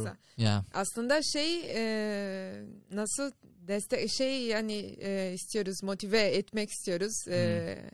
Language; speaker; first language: Turkish; non-native, learner; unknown